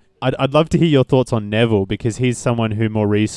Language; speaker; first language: English; native; English